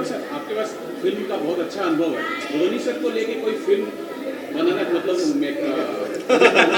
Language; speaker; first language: Hindi; native; Hindi